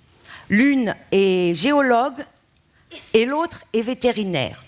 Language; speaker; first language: French; non-native, local second language; Arabic